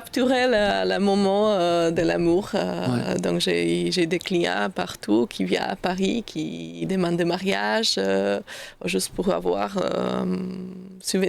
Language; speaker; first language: French; non-native, learner; Slovak